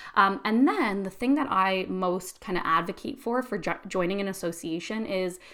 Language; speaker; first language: English; native; English